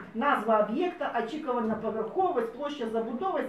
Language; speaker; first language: Ukrainian; non-native, local second language; Russian